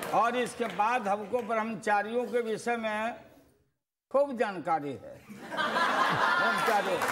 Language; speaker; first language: Hindi; native; Hindi